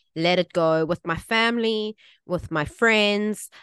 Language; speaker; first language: English; native; English